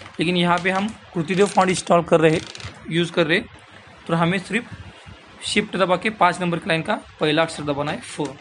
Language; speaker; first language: Hindi; non-native, local second language; Marathi